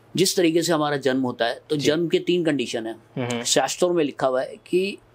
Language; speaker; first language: Hindi; native; Hindi